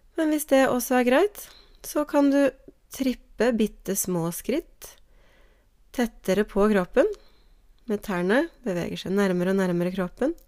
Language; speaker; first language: Norwegian; native; Norwegian